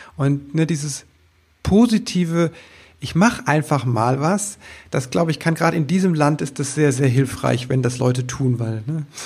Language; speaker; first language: German; native; German